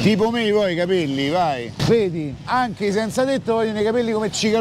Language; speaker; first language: Italian; native; Italian